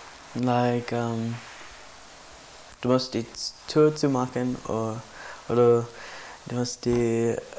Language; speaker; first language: German; non-native, learner; English